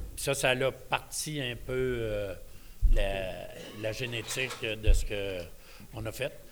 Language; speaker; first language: French; native; French